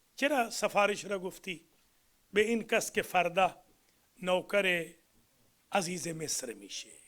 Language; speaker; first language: Urdu; native; Urdu